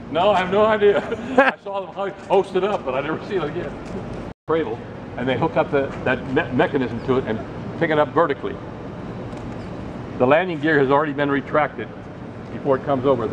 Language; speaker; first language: English; native; English